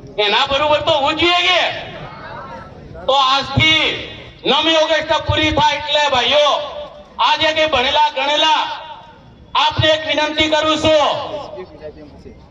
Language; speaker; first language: Gujarati; non-native, local second language; Bhili